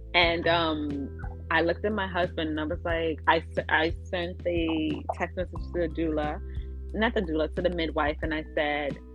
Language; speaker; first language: English; early bilingual, other home language; Akan